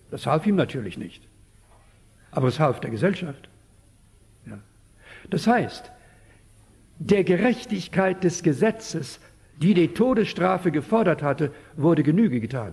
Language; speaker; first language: German; early bilingual, heritage; German